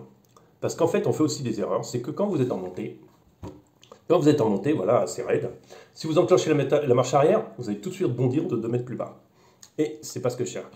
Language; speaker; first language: French; native; French